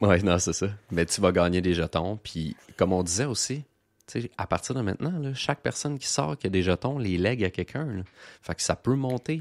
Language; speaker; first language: French; native; French